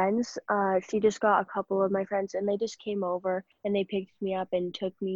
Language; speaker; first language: English; native; English